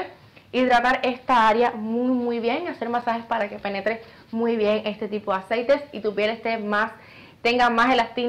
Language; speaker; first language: Spanish; native; Spanish